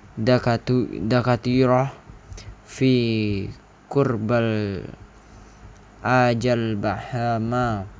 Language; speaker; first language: Arabic; non-native, learner; Indonesian